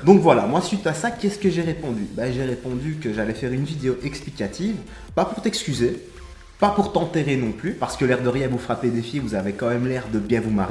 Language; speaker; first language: French; native; French